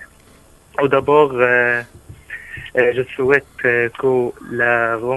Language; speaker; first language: French; non-native, learner; Arabic